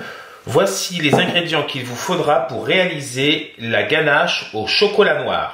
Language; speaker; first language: French; native; French